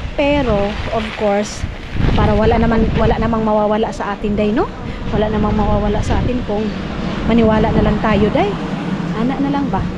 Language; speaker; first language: Filipino; non-native, local second language; Cebuano